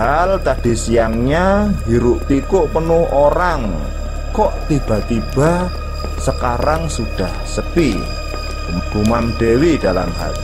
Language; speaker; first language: Indonesian; native; Indonesian